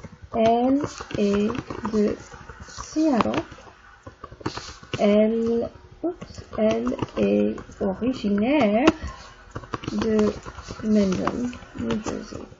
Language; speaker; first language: French; non-native, fluent; English